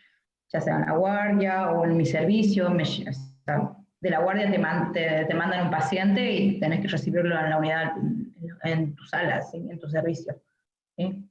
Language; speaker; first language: Spanish; native; Spanish